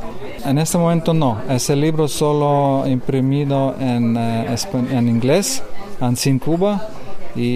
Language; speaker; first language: Spanish; non-native, learner; Lithuanian